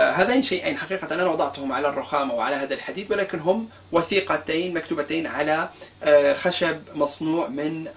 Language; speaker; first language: Arabic; non-native, local second language; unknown